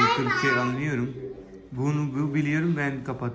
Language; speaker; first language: Turkish; non-native, learner; Urdu